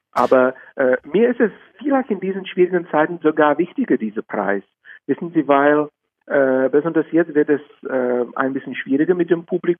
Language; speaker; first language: German; non-native, fluent; Czech